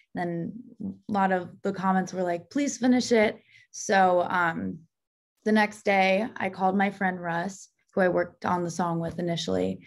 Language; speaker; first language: English; native; English